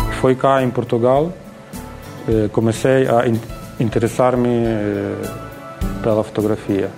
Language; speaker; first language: Portuguese; non-native, learner; Ukrainian